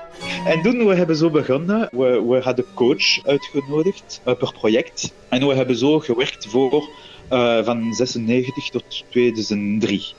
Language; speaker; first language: Dutch; non-native, local second language; French